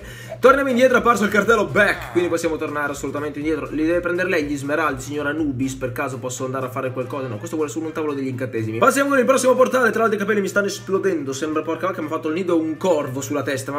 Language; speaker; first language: Italian; native; Italian